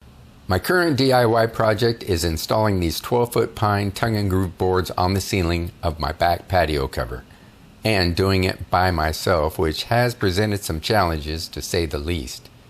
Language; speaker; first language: English; native; English